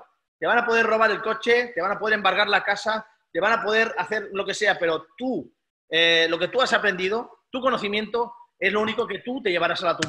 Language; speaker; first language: Spanish; native; Spanish